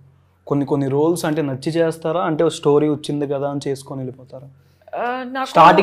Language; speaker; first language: Telugu; native; Telugu